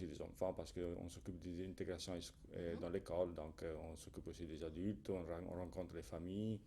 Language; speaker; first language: French; non-native, fluent; Italian